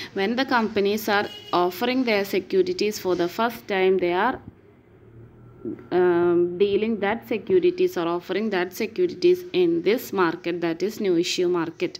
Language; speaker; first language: English; non-native, local second language; Malayalam